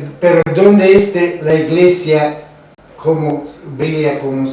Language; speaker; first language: Spanish; non-native, learner; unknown